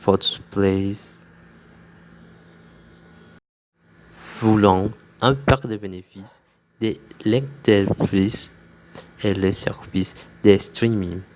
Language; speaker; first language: French; non-native, learner; Spanish